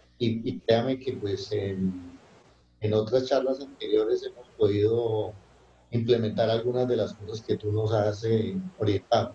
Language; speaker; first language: Spanish; native; Spanish